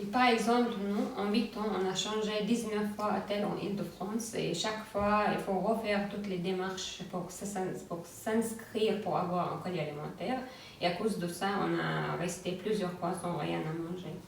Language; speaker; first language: French; non-native, fluent; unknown